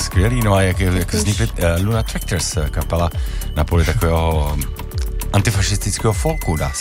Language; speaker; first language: Czech; native; Czech